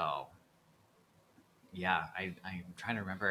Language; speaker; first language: English; native; English